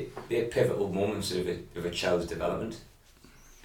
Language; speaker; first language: English; native; English